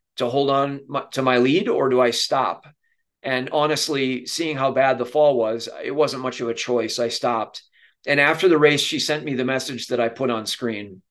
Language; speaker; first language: English; native; English